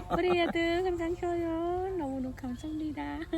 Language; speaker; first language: Korean; non-native, learner; Khmer